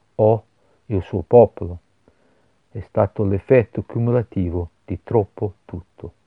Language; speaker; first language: Italian; non-native, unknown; English